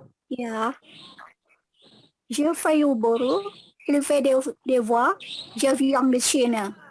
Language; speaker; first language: French; non-native, learner; Indonesian